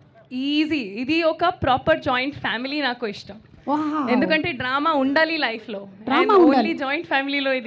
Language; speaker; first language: Telugu; non-native, local second language; Hindi